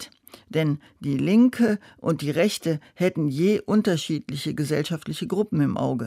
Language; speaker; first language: German; native; German